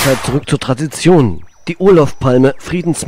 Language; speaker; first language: German; native; German